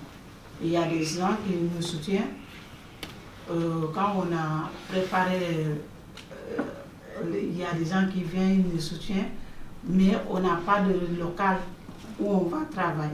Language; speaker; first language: French; non-native, learner; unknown